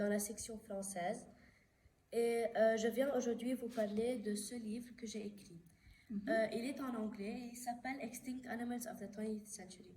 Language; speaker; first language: French; non-native, local second language; Arabic